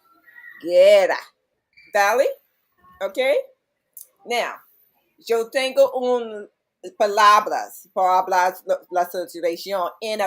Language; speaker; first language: Spanish; non-native, learner; English